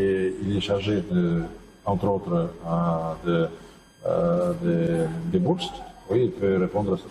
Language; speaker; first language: French; non-native, fluent; Russian